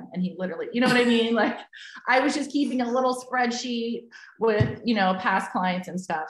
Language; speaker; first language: English; native; English